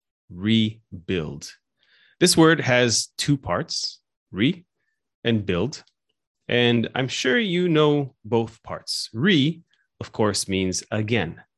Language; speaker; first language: English; native; English